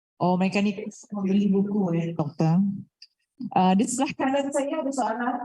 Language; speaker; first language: Malay; native; Malay